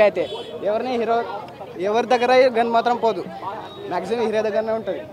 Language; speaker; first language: Telugu; native; Telugu